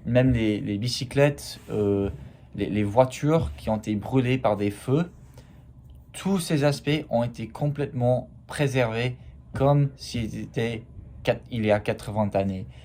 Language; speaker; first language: French; non-native, fluent; English